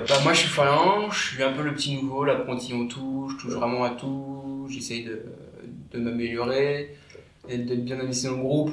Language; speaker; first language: French; native; French